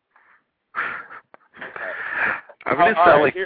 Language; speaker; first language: English; native; English